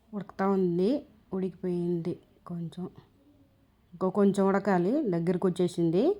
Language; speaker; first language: Telugu; non-native, local second language; Tamil